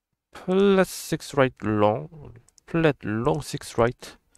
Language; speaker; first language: Korean; native; Korean